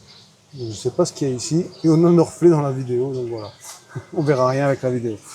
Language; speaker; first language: French; native; French